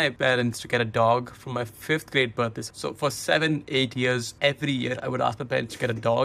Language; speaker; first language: English; non-native, local second language; Hindi